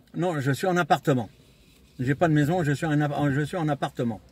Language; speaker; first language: French; native; French